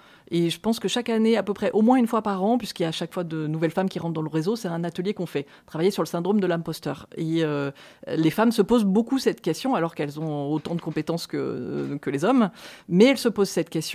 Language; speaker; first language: French; native; French